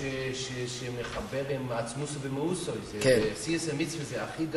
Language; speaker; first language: Hebrew; non-native, local second language; English